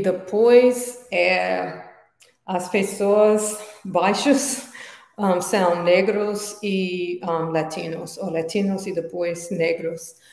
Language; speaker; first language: Portuguese; non-native, learner; English